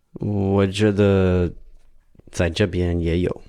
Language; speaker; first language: Chinese; non-native, learner; English